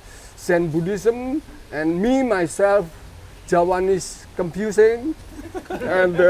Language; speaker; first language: English; non-native, learner; Indonesian